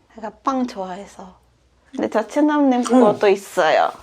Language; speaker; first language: Korean; non-native, fluent; Indonesian